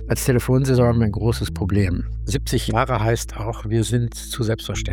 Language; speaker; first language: German; native; German